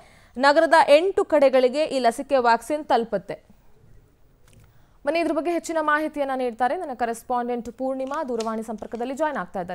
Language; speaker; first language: Kannada; native; Kannada